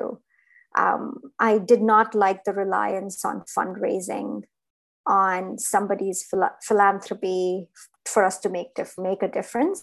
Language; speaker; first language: English; non-native, local second language; Hindi